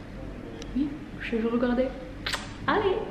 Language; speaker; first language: French; non-native, learner; Norwegian